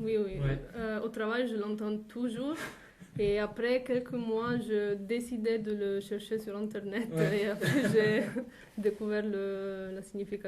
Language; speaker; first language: French; non-native, fluent; Italian